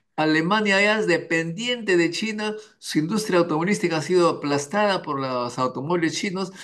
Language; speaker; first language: Spanish; native; Spanish